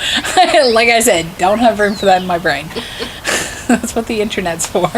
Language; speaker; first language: English; native; English